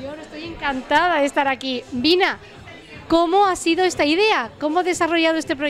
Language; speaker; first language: Spanish; native; Spanish